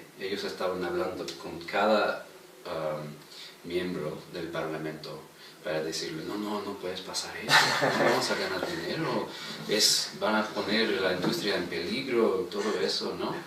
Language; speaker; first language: Spanish; non-native, fluent; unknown